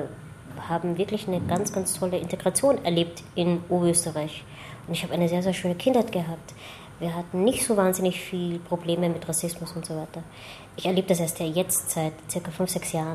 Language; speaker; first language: German; early bilingual, other home language; Khmer